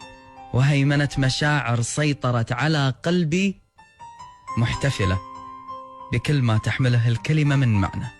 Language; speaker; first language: Arabic; native; Arabic